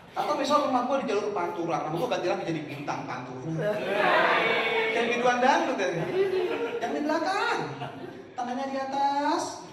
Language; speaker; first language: Indonesian; native; Indonesian